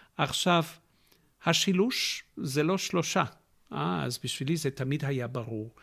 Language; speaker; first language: Hebrew; non-native, fluent; English